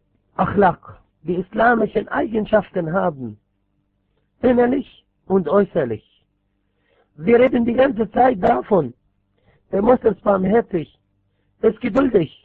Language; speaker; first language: German; non-native, fluent; Arabic